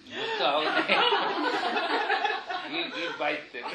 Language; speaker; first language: German; non-native, fluent; Spanish